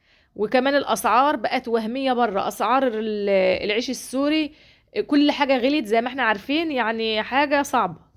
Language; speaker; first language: Arabic; native; Arabic